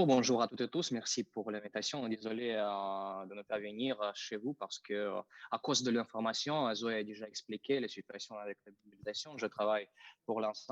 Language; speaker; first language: French; non-native, fluent; Russian